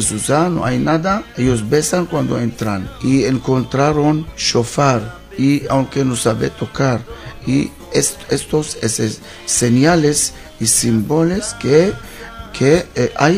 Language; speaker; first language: Spanish; non-native, learner; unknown